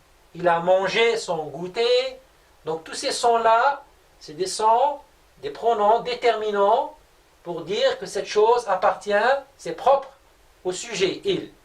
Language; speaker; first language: French; non-native, local second language; Arabic